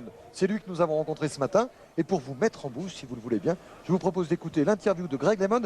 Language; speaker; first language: French; native; French